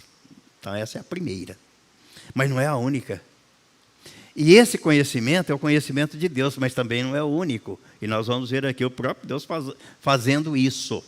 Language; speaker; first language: Portuguese; native; Portuguese